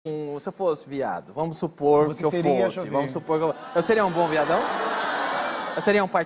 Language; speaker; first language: Portuguese; native; Portuguese